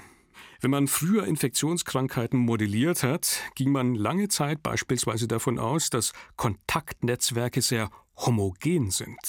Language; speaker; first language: German; native; German